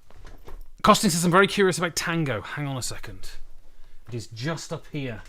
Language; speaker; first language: English; native; English